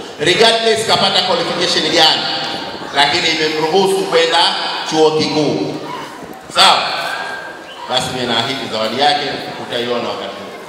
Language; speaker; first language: Swahili; native; Swahili